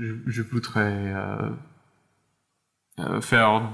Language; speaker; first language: French; non-native, fluent; English